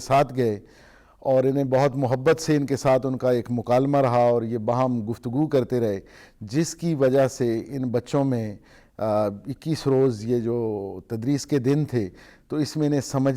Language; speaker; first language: Urdu; non-native, local second language; Punjabi